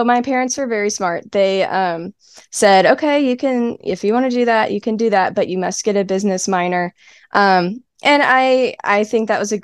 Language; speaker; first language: English; native; English